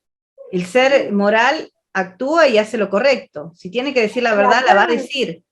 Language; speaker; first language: Spanish; native; Spanish